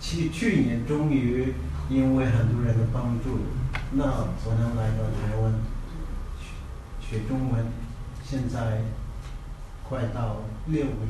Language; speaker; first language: Chinese; non-native, learner; Tibetan